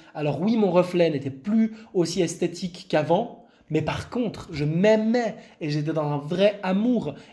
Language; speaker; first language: French; non-native, local second language; Arabic